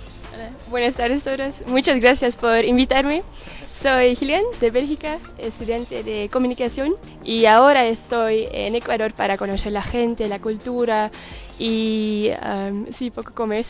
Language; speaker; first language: Spanish; non-native, learner; Dutch